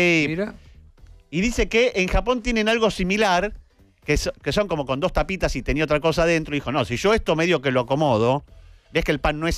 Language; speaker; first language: Spanish; native; Spanish